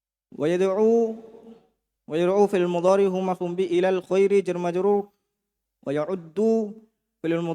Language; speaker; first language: Arabic; non-native, learner; Indonesian